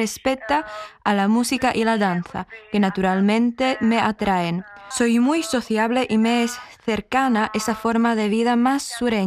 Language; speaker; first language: Spanish; non-native, fluent; Czech